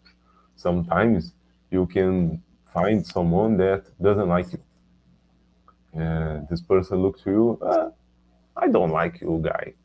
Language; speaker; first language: English; non-native, learner; Portuguese